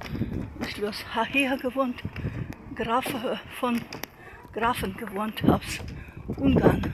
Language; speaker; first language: German; non-native, learner; Russian